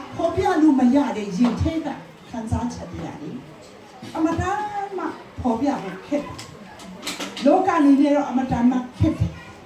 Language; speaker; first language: Burmese; non-native, local second language; Hakha Chin